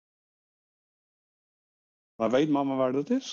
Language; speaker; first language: English; non-native, fluent; Dutch